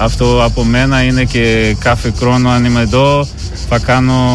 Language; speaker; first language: Greek; non-native, learner; Portuguese